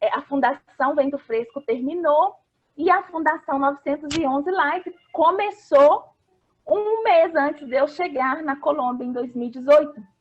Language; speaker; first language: Portuguese; native; Portuguese